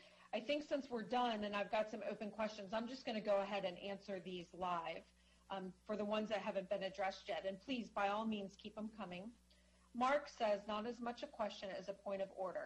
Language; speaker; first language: English; native; English